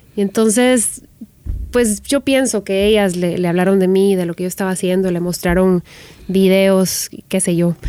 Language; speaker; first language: Spanish; native; Spanish